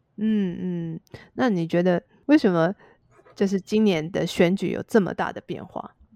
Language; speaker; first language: Chinese; native; Chinese